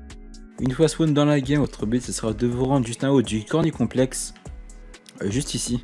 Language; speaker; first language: French; native; French